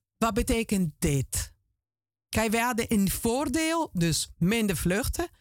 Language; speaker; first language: Dutch; non-native, fluent; Italian